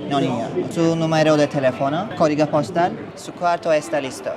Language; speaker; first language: Spanish; non-native, learner; Turkish